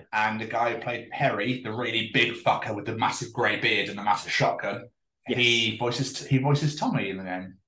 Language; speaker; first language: English; native; English